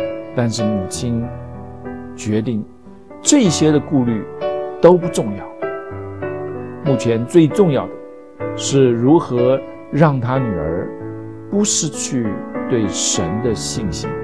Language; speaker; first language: Chinese; native; Chinese